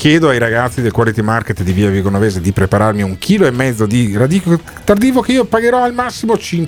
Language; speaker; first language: Italian; native; Italian